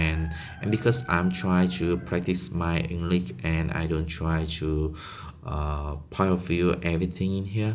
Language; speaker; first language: English; non-native, learner; Vietnamese